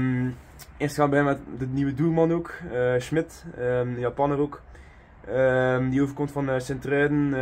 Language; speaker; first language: Dutch; native; Dutch